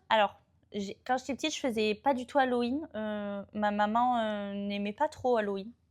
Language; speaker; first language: French; native; French